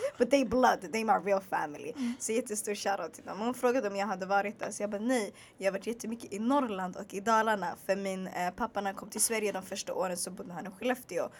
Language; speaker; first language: Swedish; native; Swedish